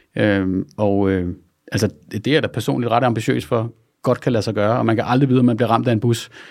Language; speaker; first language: Danish; native; Danish